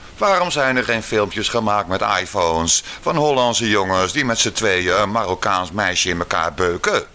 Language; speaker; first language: Dutch; native; Dutch